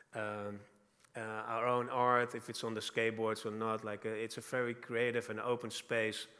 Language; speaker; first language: English; non-native, fluent; Dutch